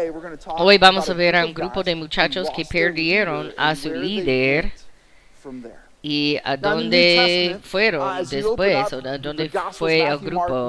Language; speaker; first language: Spanish; non-native, fluent; English